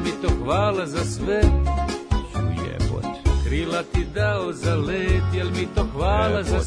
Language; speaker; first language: Serbian; native; Serbian